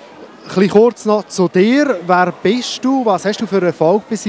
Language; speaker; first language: German; native; German